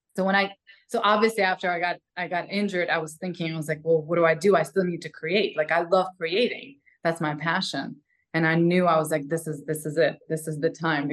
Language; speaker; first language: English; non-native, fluent; Ukrainian